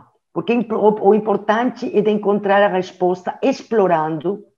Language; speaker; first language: Portuguese; non-native, learner; French